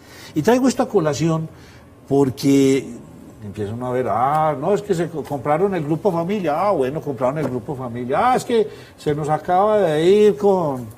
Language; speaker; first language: Spanish; native; Spanish